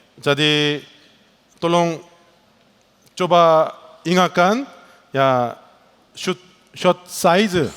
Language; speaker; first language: Indonesian; non-native, learner; Korean